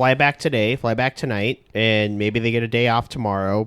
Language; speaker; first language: English; native; English